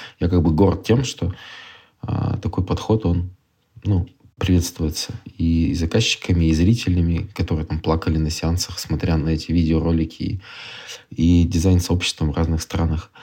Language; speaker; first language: Russian; native; Russian